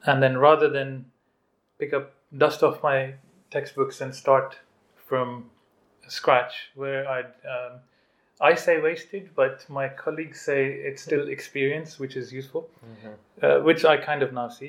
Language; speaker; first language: English; non-native, local second language; Urdu